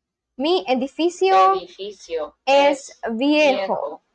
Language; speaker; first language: Spanish; non-native, learner; English